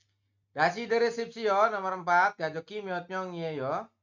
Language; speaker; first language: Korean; non-native, fluent; Indonesian